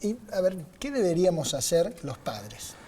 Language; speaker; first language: Spanish; native; Spanish